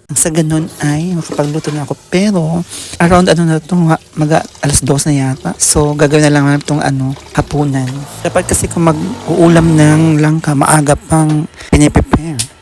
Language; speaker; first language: Filipino; native; Filipino